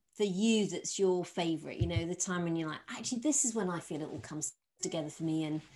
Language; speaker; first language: English; native; English